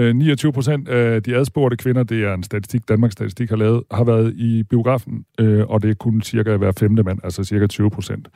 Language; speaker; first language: Danish; native; Danish